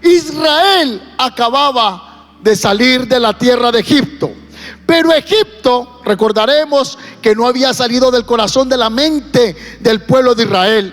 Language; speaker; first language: Spanish; native; Spanish